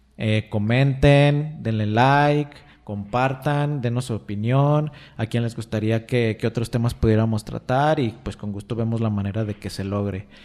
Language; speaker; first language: Spanish; native; Spanish